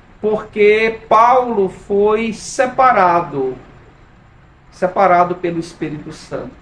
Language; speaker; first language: Portuguese; native; Portuguese